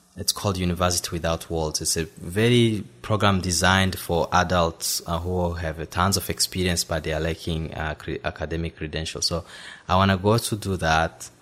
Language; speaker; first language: English; non-native, fluent; Rundi